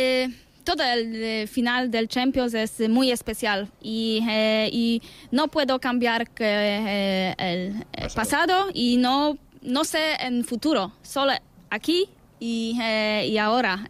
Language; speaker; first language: Spanish; non-native, learner; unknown